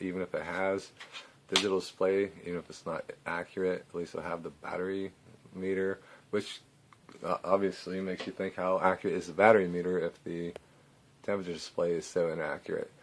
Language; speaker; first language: English; native; English